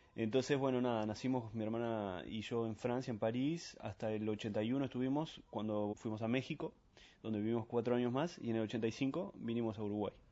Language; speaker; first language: Spanish; early bilingual, other home language; French